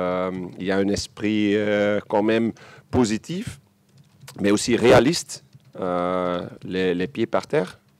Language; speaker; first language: French; non-native, local second language; Dutch